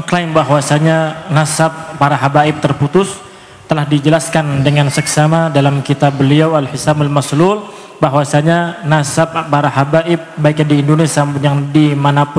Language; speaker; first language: Indonesian; native; Indonesian